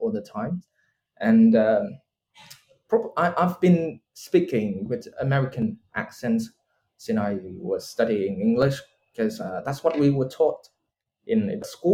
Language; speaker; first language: English; non-native, fluent; Vietnamese